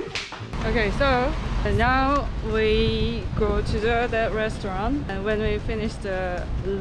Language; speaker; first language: English; non-native, learner; Korean